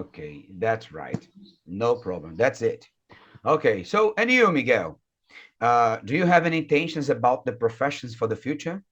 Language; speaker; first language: English; non-native, fluent; Portuguese